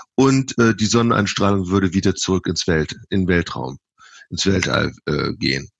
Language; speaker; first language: German; native; German